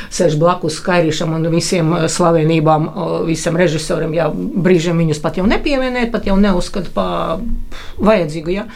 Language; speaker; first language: Latvian; non-native, local second language; Russian